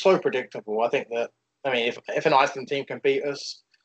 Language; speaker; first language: English; native; English